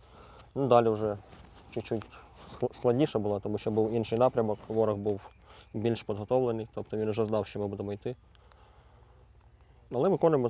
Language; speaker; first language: Ukrainian; native; Ukrainian